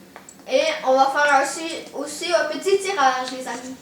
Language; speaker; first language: French; native; French